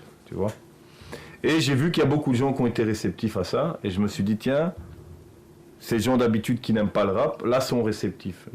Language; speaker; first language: French; native; French